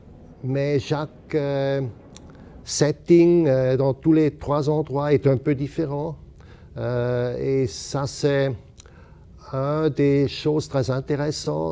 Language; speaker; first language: French; non-native, local second language; German